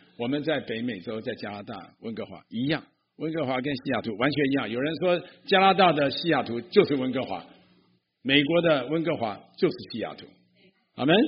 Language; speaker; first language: Chinese; native; Chinese